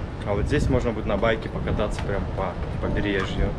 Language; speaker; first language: Russian; native; Russian